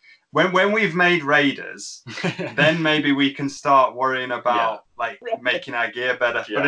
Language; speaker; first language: English; native; English